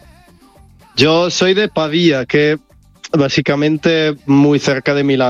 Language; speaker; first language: Spanish; non-native, fluent; Italian